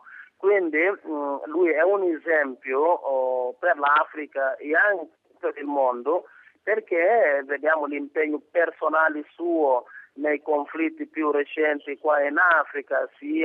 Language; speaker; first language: Italian; non-native, fluent; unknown